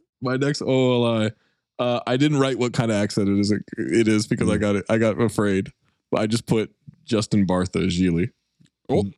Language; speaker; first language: English; native; English